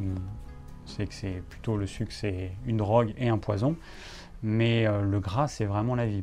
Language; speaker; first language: French; native; French